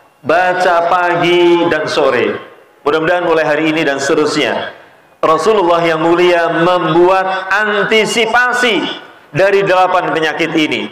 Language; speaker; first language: Indonesian; native; Indonesian